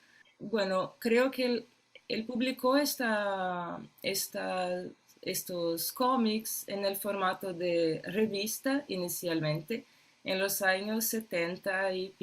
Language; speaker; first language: Spanish; non-native, fluent; Portuguese